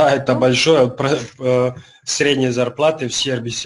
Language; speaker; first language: Russian; non-native, learner; Serbian